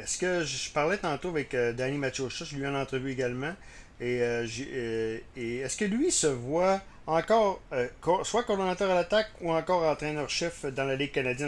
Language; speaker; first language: French; native; French